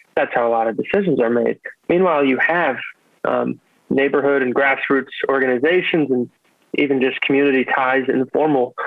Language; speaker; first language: English; native; English